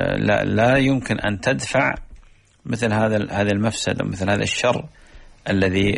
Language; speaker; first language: Arabic; native; Arabic